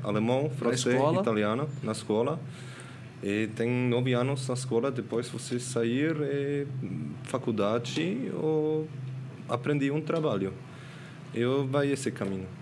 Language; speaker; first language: Portuguese; non-native, learner; Swiss German